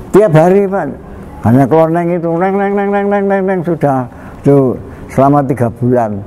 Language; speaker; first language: Indonesian; non-native, local second language; Javanese